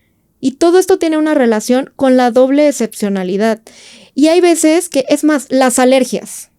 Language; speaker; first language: Spanish; native; Spanish